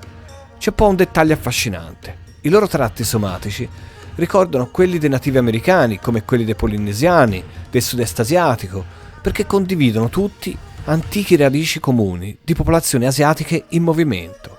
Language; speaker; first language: Italian; native; Italian